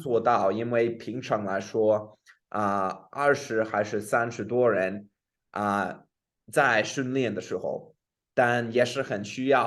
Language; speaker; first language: Chinese; non-native, fluent; English